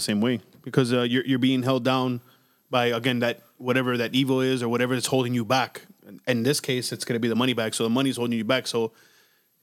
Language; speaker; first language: English; non-native, fluent; Spanish